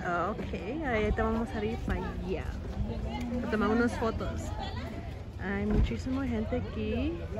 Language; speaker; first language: Spanish; early bilingual, heritage; Spanish